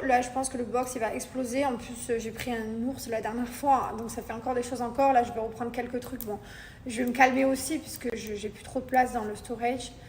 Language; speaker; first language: French; native; French